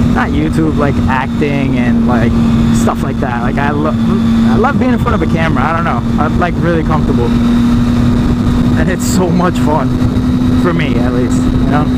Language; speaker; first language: English; native; English